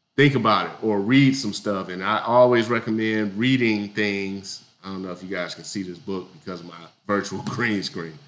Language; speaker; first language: English; native; English